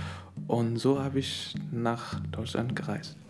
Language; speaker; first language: German; non-native, fluent; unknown